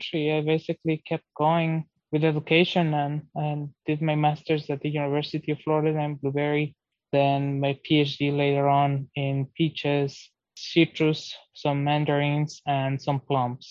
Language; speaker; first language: English; non-native, fluent; Spanish